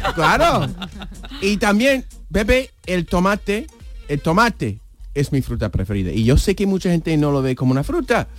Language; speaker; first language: Spanish; non-native, fluent; English